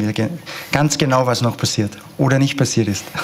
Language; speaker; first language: German; native; German